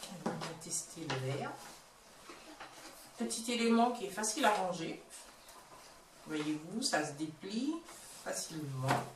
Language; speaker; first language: French; native; French